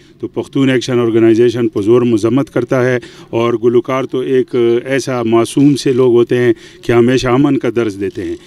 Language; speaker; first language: Urdu; non-native, local second language; Pashto